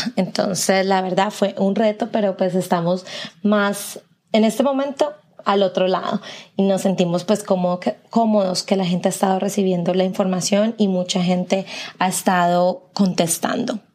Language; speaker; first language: Spanish; native; Spanish